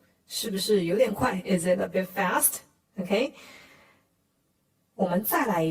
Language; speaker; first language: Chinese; non-native, fluent; Khmer